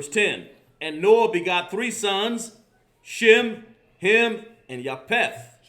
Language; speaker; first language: English; native; English